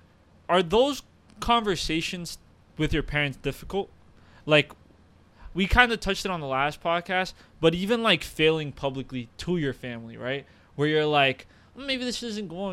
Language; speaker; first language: English; native; English